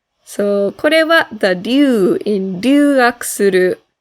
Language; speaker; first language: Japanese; non-native, fluent; English